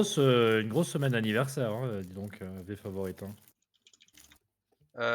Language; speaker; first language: French; native; French